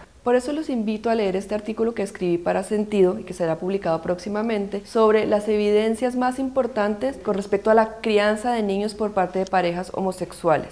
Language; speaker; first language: Spanish; native; Spanish